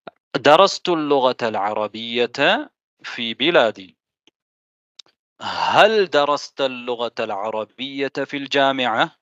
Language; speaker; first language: Arabic; non-native, fluent; Tamil